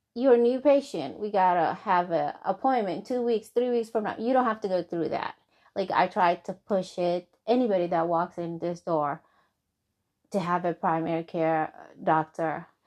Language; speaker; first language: English; non-native, fluent; Somali